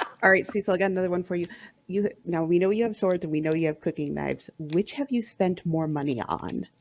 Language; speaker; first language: English; native; English